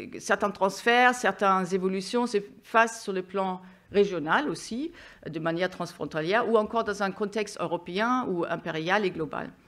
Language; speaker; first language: French; non-native, fluent; German